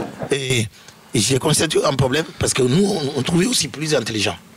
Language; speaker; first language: French; non-native, fluent; Upper Guinea Crioulo